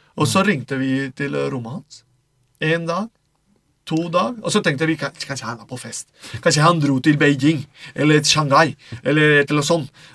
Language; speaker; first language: Norwegian; non-native, fluent; Spanish